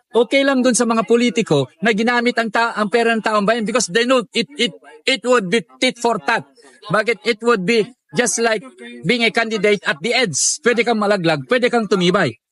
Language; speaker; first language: Filipino; non-native, local second language; Iloko